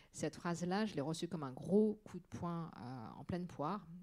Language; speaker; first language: French; native; French